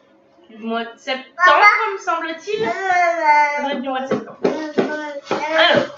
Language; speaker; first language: French; native; French